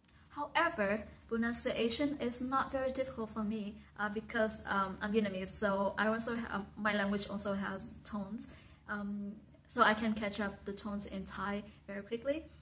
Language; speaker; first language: English; non-native, fluent; Vietnamese